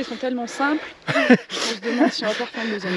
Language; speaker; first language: French; native; French